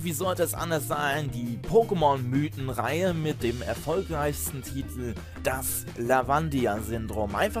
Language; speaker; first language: German; native; German